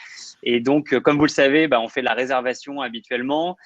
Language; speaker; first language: French; native; French